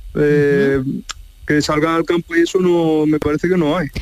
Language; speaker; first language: Spanish; native; Spanish